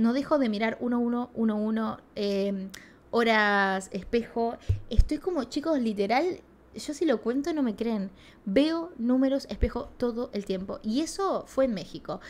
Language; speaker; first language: Spanish; native; Spanish